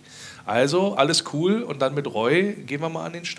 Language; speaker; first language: German; native; German